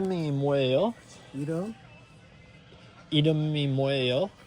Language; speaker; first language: Korean; non-native, learner; English